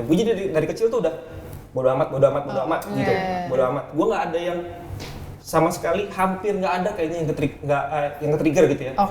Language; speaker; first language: Indonesian; native; Indonesian